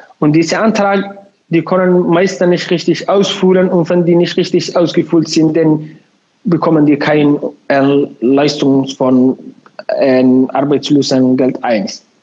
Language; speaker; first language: German; non-native, learner; Somali